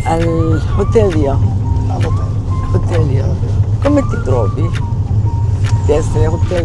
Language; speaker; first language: Italian; non-native, fluent; Korean